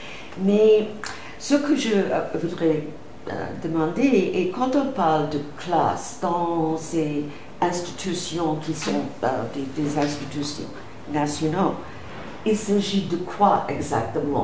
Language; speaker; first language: French; non-native, fluent; English